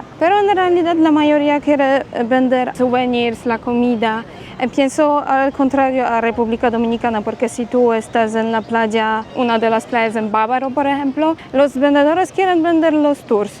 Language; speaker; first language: Spanish; non-native, fluent; Polish